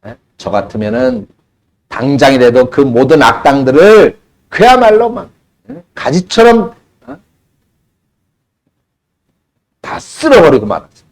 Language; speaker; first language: Korean; native; Korean